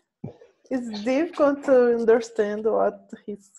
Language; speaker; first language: English; non-native, learner; Portuguese